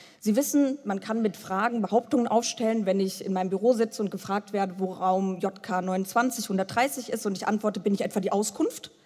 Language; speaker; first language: German; native; German